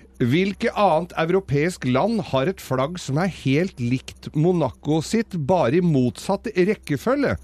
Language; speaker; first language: Norwegian; native; Norwegian